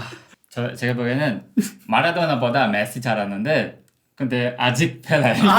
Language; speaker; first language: Korean; non-native, learner; Portuguese